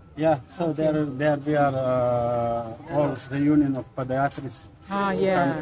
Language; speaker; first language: English; non-native, learner; Slovenian